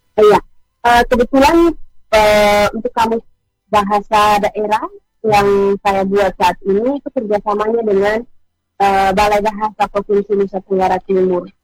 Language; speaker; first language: Indonesian; native; Indonesian